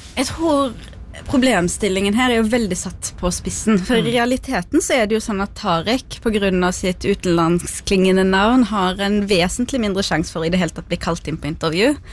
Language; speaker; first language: Norwegian; early bilingual, other home language; Arabic